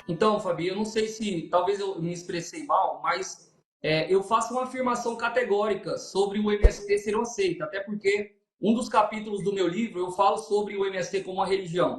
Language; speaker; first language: Portuguese; native; Portuguese